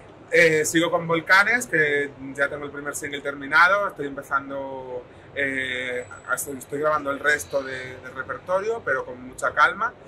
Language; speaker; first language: Spanish; native; Spanish